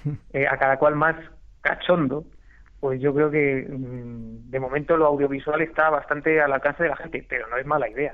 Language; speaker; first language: Spanish; native; Spanish